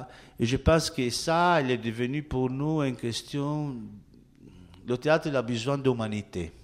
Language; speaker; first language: French; non-native, learner; Italian